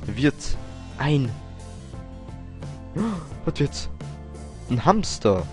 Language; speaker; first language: German; native; German